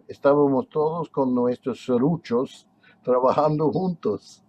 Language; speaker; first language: Spanish; non-native, fluent; English